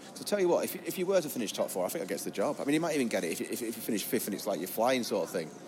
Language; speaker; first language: English; native; English